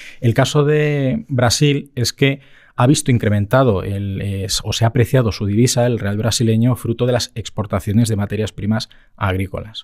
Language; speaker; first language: Spanish; native; Spanish